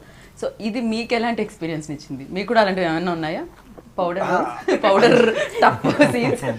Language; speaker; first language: Telugu; native; Telugu